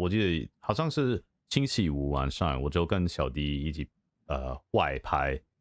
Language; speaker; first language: Chinese; non-native, fluent; English